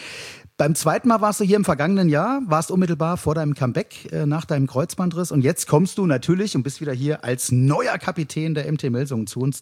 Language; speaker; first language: German; native; German